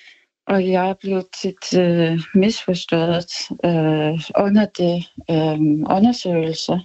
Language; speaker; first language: Danish; non-native, local second language; Kalaallisut